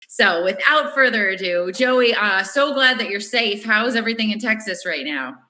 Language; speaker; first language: English; native; English